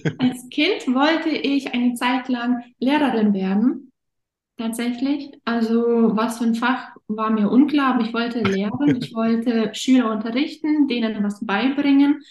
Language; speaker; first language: German; early bilingual, other home language; Russian